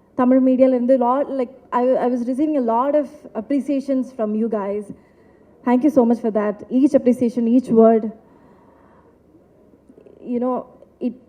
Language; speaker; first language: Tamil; non-native, local second language; Malayalam